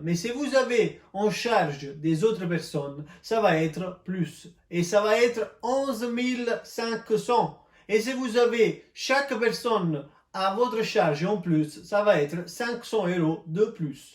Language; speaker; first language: French; non-native, fluent; Italian